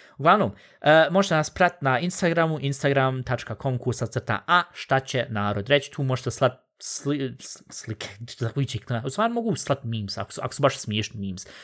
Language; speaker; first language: Bosnian; early bilingual, heritage; Bosnian